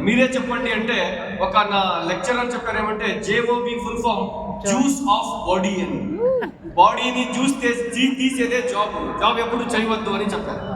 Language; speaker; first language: Telugu; non-native, local second language; Urdu